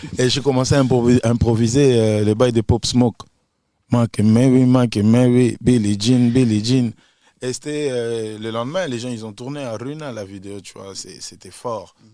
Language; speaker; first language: French; non-native, local second language; Lingala